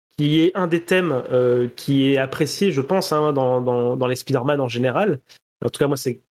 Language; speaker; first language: French; native; French